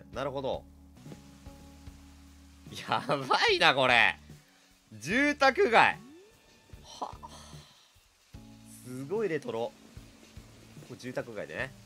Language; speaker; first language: Japanese; native; Japanese